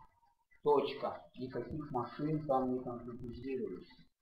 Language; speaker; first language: Russian; native; Russian